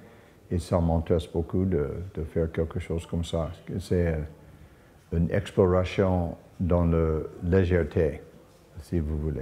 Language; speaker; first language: French; non-native, fluent; English